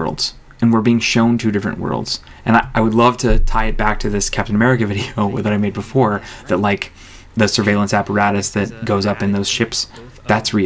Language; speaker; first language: English; native; English